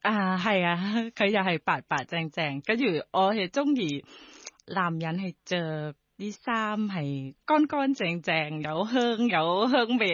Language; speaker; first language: Cantonese; non-native, learner; Thai